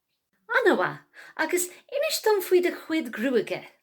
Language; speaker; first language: Irish; non-native, local second language; English